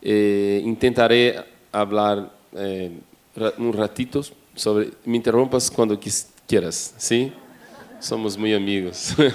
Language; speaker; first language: Spanish; non-native, fluent; Portuguese